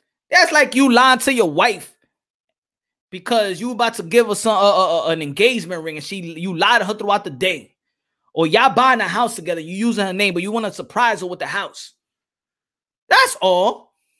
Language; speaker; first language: English; early bilingual, other home language; Spanish